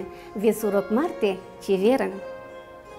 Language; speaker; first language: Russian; non-native, local second language; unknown